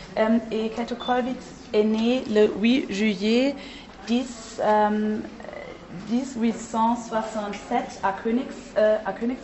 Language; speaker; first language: French; non-native, fluent; German